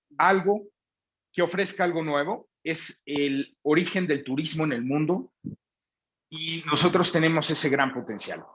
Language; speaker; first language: Spanish; native; Spanish